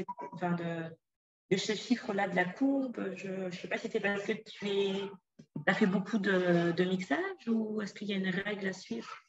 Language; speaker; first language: French; native; French